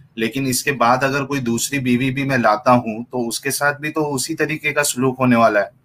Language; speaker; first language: Hindi; native; Hindi